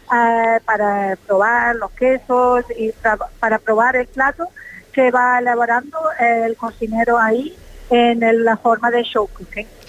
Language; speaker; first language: Spanish; non-native, fluent; English